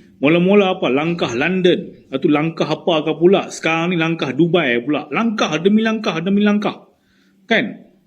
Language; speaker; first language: Malay; native; Malay